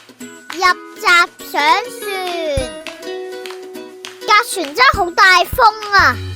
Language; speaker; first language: Chinese; native; Chinese